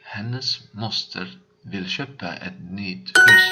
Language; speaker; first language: Swedish; non-native, learner; Dutch